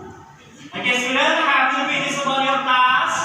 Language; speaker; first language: English; non-native, learner; Indonesian